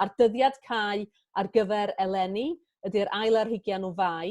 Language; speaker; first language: Welsh; native; Welsh